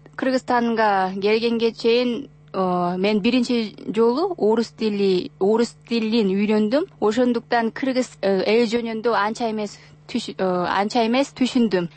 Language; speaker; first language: Kyrgyz; non-native, learner; Korean